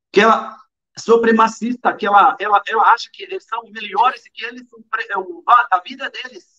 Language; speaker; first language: Portuguese; non-native, fluent; Arabic